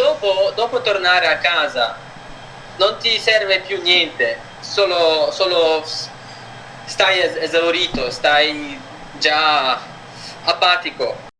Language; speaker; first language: Italian; non-native, fluent; Ukrainian